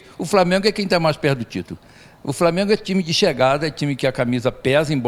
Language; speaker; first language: Portuguese; native; Portuguese